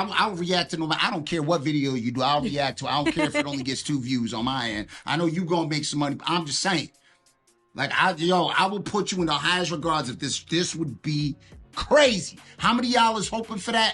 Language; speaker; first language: English; native; English